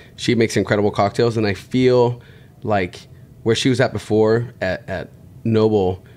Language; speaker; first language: English; native; English